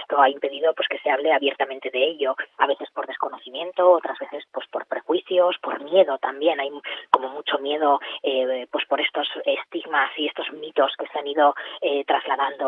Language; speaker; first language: Spanish; native; Spanish